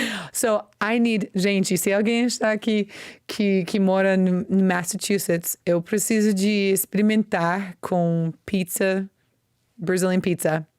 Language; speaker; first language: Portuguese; non-native, learner; English